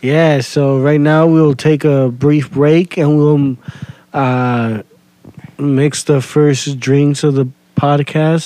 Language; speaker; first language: English; native; English